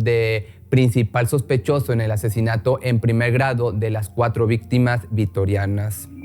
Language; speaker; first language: Spanish; native; Spanish